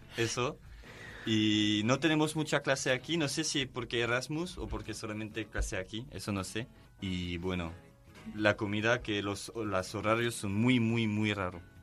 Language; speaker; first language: Spanish; non-native, learner; French